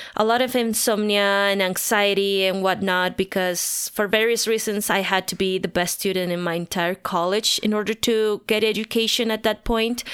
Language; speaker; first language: English; non-native, fluent; Spanish